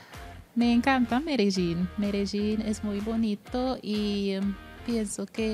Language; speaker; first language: Spanish; non-native, fluent; English